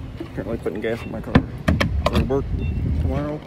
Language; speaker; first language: English; native; English